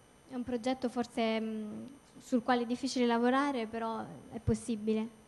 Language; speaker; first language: Italian; native; Italian